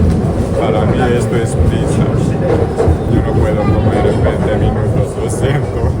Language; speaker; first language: Spanish; non-native, fluent; Romanian